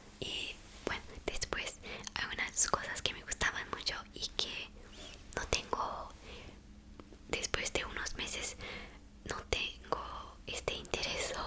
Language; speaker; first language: Spanish; non-native, fluent; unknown